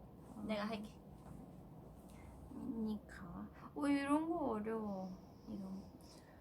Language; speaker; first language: Korean; non-native, fluent; Thai